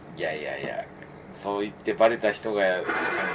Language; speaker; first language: Japanese; native; Japanese